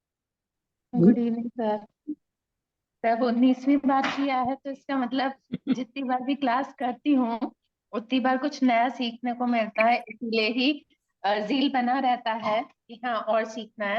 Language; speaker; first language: Hindi; native; Hindi